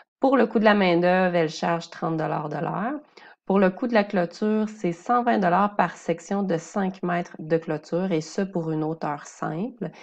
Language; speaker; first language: French; native; French